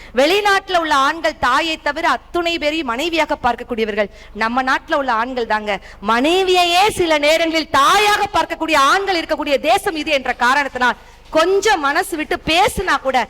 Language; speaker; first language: Tamil; native; Tamil